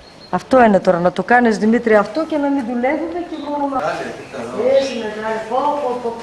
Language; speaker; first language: Greek; non-native, learner; Bulgarian